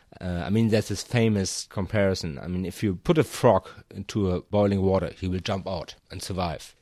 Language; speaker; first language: English; non-native, fluent; German